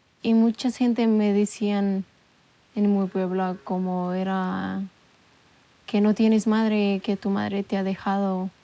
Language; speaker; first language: Spanish; non-native, local second language; Amharic